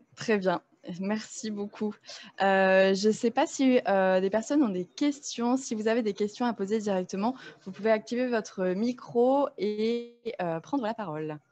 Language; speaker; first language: French; native; French